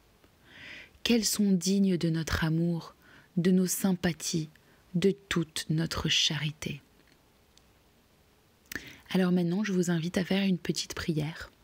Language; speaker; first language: French; native; French